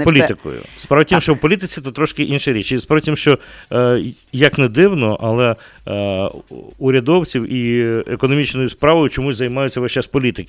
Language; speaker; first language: Ukrainian; native; Ukrainian